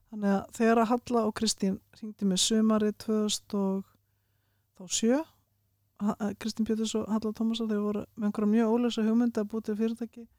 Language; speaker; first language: Icelandic; early bilingual, other home language; Russian